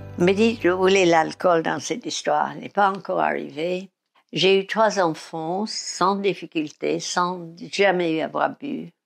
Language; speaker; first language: French; non-native, fluent; English